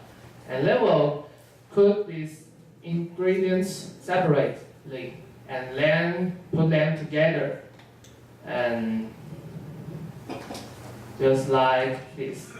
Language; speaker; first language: English; non-native, learner; Chinese